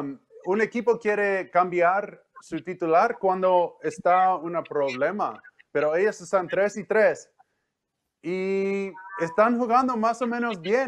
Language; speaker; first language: Spanish; non-native, learner; English